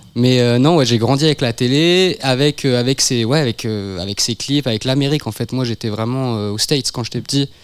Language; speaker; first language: French; native; French